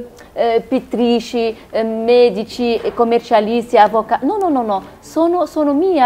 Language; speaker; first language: Italian; non-native, learner; Arabic